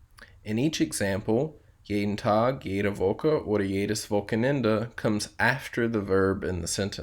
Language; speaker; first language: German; non-native, fluent; English